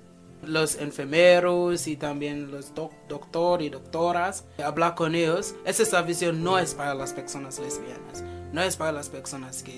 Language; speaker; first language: Spanish; non-native, fluent; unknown